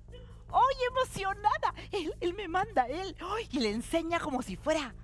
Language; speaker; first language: Spanish; native; Spanish